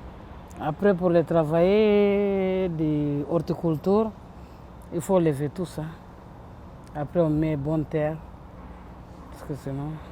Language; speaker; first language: French; non-native, learner; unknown